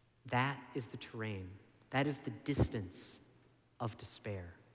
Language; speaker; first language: English; native; English